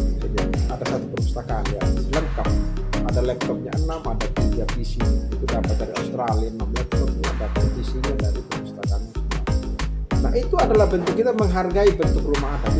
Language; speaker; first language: Indonesian; non-native, local second language; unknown